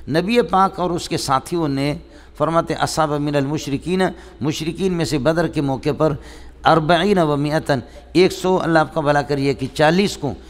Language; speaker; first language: Urdu; non-native, local second language; Baluchi